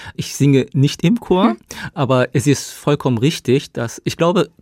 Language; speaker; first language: German; early bilingual, other home language; Korean